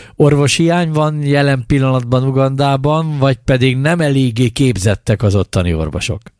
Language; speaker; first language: Hungarian; native; Hungarian